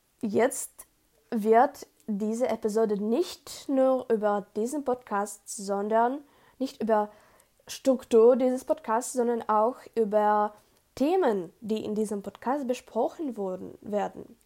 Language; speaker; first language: German; non-native, learner; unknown